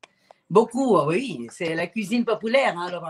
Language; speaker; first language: French; non-native, fluent; Spanish